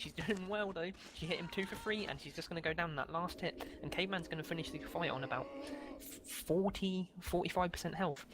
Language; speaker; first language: English; native; English